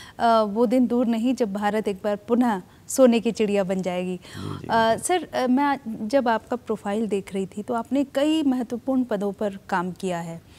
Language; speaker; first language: Hindi; native; Hindi